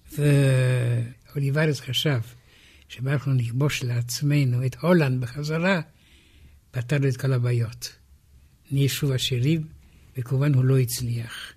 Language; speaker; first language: Hebrew; non-native, fluent; Romanian